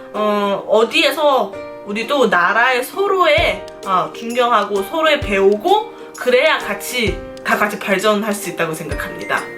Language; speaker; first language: Korean; non-native, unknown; Chinese